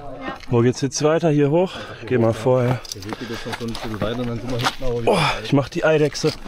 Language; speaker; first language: German; native; German